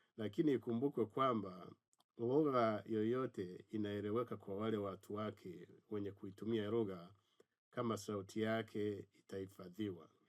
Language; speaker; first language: Swahili; non-native, local second language; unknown